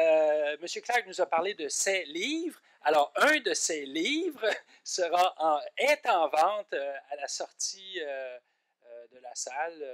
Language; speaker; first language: French; native; French